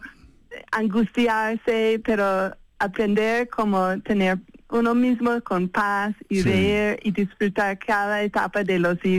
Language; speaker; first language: Spanish; non-native, fluent; English